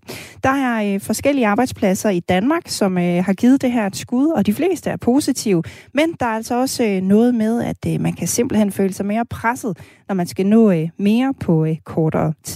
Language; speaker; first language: Danish; native; Danish